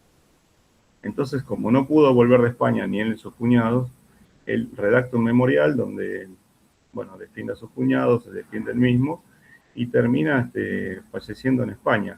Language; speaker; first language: Spanish; native; Spanish